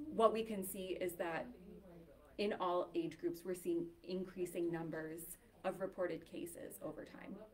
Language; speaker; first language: English; native; English